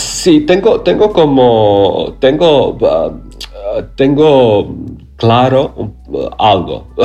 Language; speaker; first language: Spanish; non-native, learner; Croatian